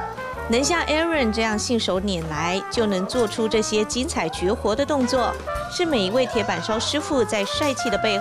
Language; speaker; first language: Chinese; native; Chinese